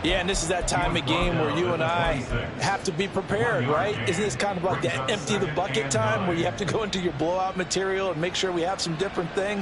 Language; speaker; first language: English; native; English